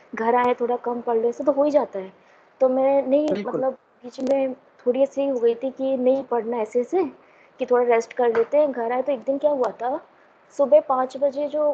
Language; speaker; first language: Hindi; native; Hindi